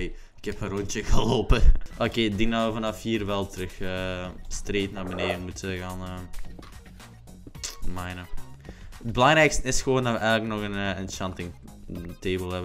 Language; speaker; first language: Dutch; native; Dutch